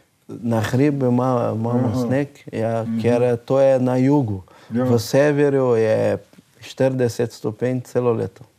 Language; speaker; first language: Slovenian; non-native, learner; Portuguese